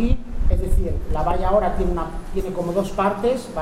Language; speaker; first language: Spanish; native; Spanish